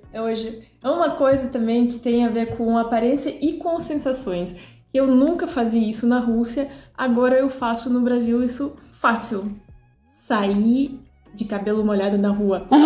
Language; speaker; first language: Portuguese; non-native, fluent; Russian